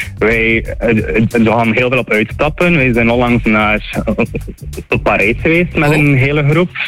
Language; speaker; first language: Dutch; native; Dutch